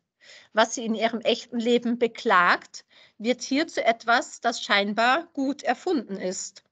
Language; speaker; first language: German; native; German